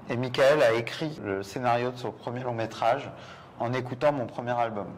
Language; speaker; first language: French; native; French